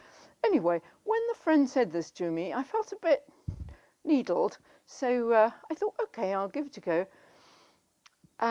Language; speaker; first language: English; native; English